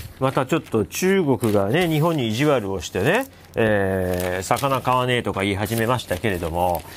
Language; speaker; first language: Japanese; native; Japanese